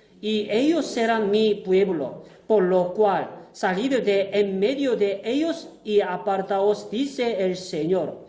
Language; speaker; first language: Spanish; non-native, fluent; Korean